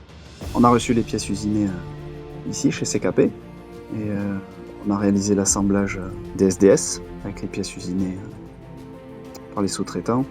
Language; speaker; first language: French; native; French